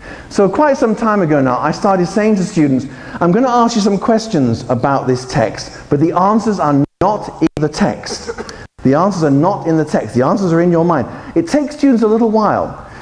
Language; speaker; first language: English; native; English